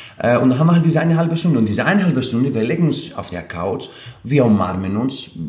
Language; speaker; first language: German; non-native, fluent; Greek